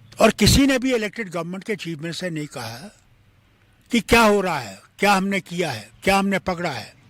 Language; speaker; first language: Urdu; non-native, local second language; Kashmiri